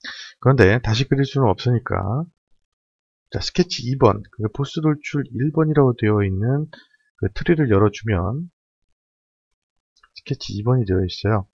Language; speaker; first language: Korean; native; Korean